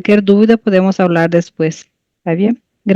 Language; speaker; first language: Spanish; non-native, fluent; Portuguese